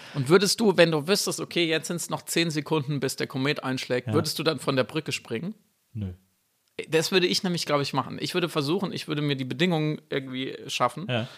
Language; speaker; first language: German; native; German